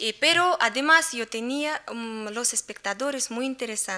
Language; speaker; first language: Spanish; non-native, learner; Russian